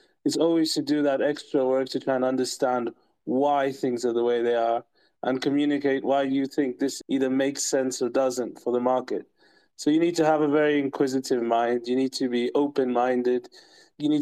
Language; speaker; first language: English; non-native, local second language; Ganda